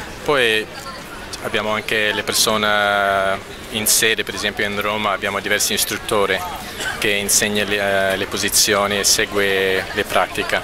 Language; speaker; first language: Italian; non-native, fluent; English